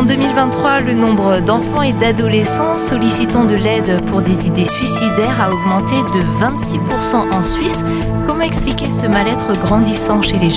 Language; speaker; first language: French; native; French